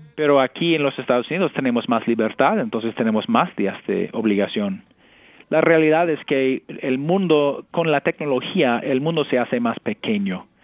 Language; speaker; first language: Spanish; early bilingual, heritage; Spanish